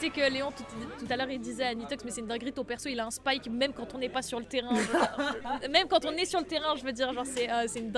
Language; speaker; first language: French; native; French